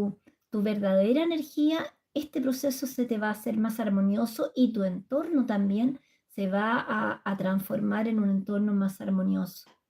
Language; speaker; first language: Spanish; native; Spanish